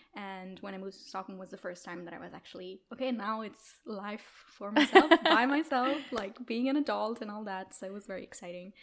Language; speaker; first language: English; non-native, fluent; Italian